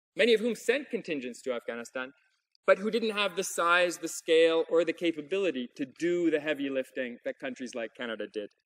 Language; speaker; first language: English; native; English